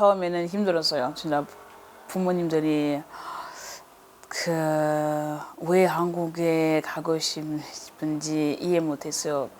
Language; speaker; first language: Korean; non-native, learner; French